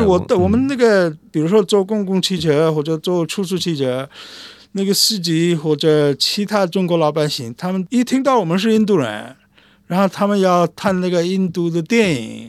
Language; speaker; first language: Chinese; non-native, fluent; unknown